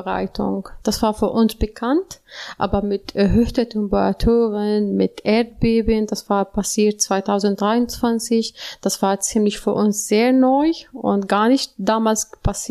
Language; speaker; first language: German; non-native, learner; Arabic